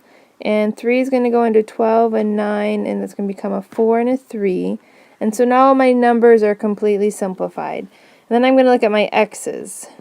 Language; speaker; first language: English; native; English